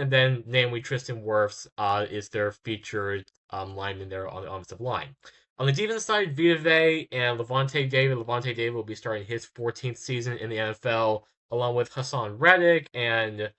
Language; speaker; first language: English; native; English